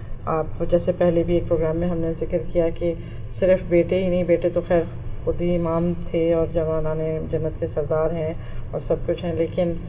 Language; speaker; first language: Urdu; native; Urdu